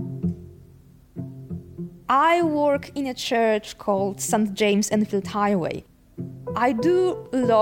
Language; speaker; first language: English; non-native, fluent; Polish